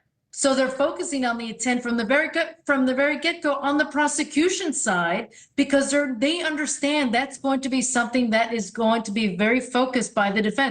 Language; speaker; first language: English; native; English